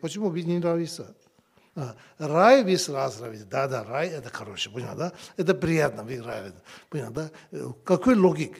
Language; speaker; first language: Russian; non-native, learner; Tibetan